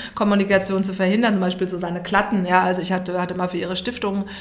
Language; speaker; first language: German; native; German